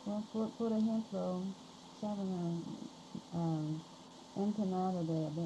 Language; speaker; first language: Spanish; non-native, learner; English